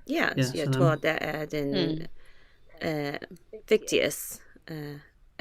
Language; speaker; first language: Danish; non-native, learner; English